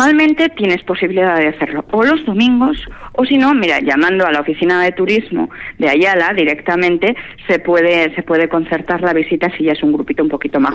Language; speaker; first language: Spanish; native; Spanish